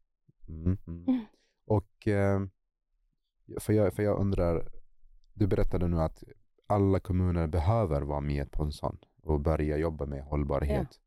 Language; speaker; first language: Swedish; non-native, fluent; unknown